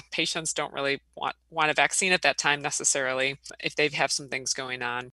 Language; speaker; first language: English; native; English